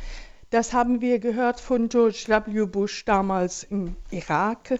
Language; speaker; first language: German; non-native, fluent; Persian